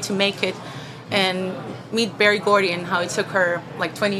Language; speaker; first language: English; non-native, fluent; Bosnian